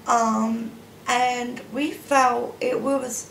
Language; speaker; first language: English; native; English